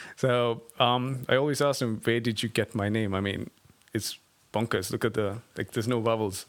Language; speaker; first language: English; non-native, local second language; Tamil